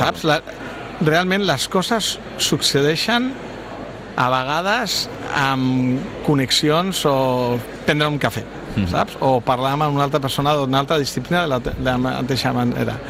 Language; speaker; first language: Catalan; non-native, local second language; Spanish